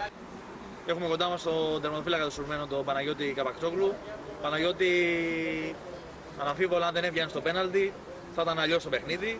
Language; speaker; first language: Greek; native; Greek